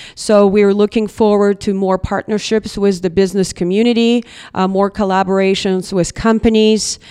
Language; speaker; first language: English; non-native, fluent; Russian